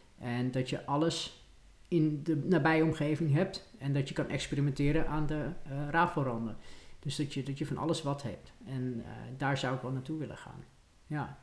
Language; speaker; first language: Dutch; native; Dutch